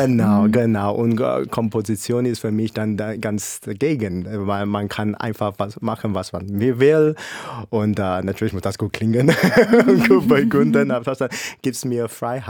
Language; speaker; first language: German; non-native, fluent; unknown